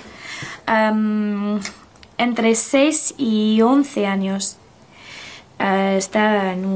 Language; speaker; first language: Spanish; non-native, learner; English